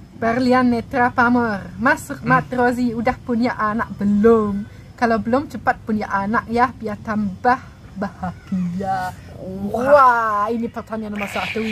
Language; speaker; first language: Indonesian; non-native, fluent; German